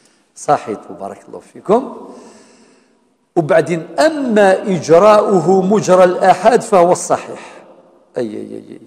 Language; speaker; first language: Arabic; non-native, local second language; Kabyle